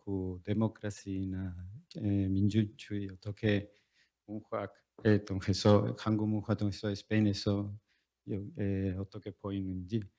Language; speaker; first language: Korean; non-native, learner; Spanish